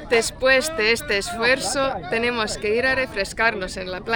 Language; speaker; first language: Spanish; non-native, fluent; Portuguese